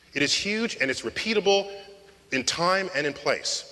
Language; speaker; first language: English; native; English